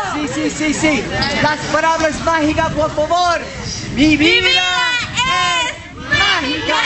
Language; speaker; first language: Spanish; non-native, learner; English